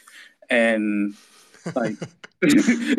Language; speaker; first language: English; non-native, local second language; French